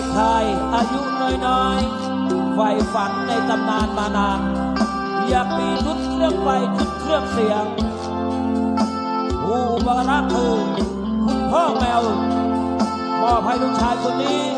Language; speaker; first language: Thai; native; Thai